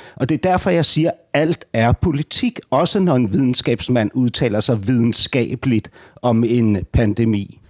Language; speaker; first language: Danish; native; Danish